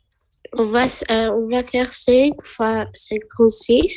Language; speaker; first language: French; non-native, learner; Arabic